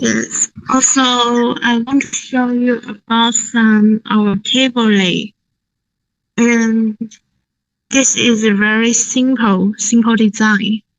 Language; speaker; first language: English; non-native, learner; Thai